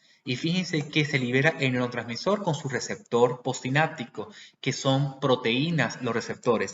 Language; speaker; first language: Spanish; native; Spanish